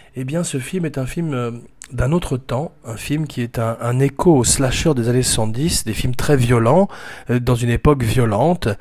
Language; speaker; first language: French; native; French